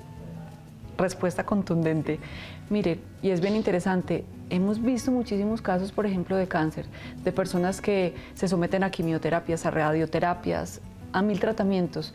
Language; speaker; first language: Spanish; native; Spanish